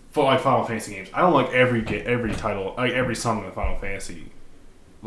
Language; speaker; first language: English; native; English